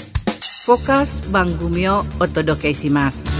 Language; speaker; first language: Japanese; non-native, fluent; Indonesian